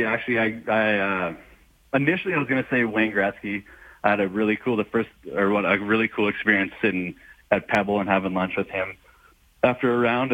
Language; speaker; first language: English; native; English